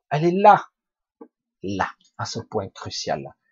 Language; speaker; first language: French; native; French